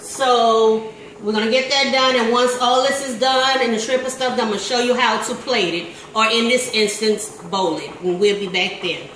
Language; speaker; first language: English; native; English